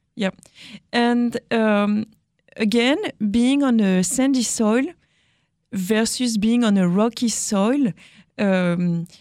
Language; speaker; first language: English; non-native, fluent; French